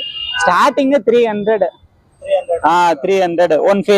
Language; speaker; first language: Kannada; non-native, local second language; Tamil